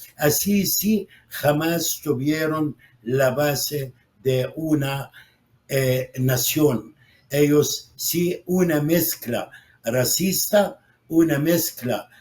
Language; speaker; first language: Spanish; non-native, fluent; Arabic